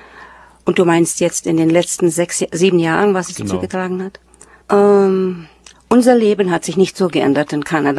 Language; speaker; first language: German; early bilingual, heritage; German